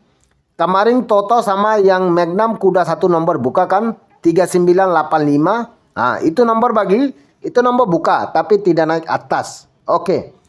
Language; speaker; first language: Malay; non-native, learner; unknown